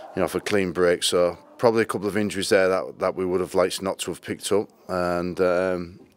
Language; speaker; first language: English; native; English